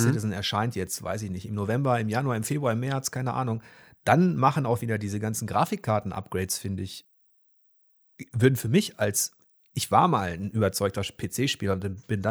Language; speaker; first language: German; native; German